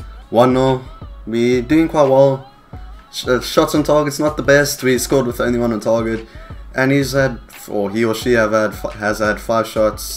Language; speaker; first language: English; native; English